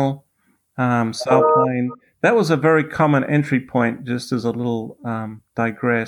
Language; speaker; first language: English; native; English